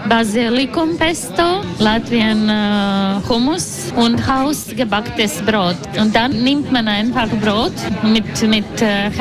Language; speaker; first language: German; non-native, learner; Latvian